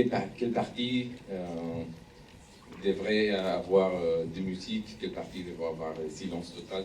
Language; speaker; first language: French; non-native, learner; Spanish